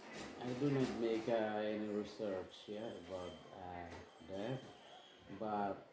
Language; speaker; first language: English; non-native, fluent; Indonesian